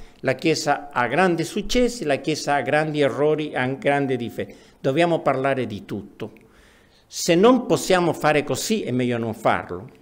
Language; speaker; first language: Italian; non-native, fluent; Spanish